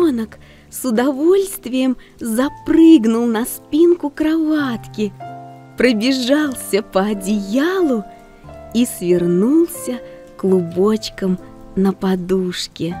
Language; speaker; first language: Russian; native; Russian